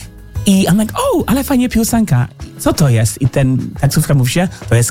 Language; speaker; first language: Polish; non-native, fluent; English